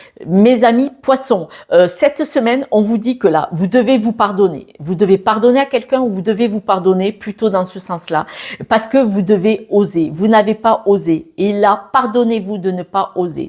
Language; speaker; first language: French; native; French